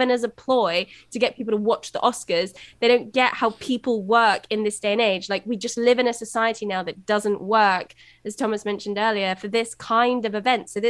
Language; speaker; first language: English; native; English